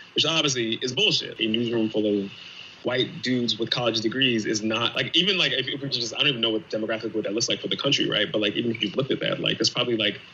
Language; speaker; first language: English; native; English